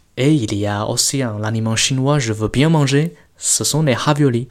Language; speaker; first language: French; non-native, fluent; Chinese